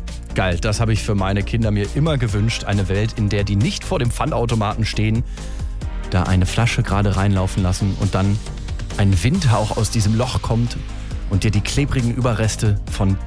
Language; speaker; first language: German; native; German